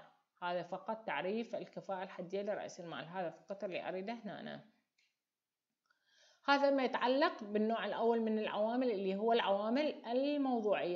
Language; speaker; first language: Arabic; native; Arabic